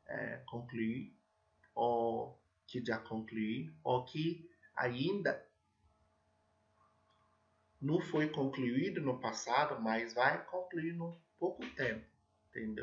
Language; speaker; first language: Portuguese; non-native, fluent; English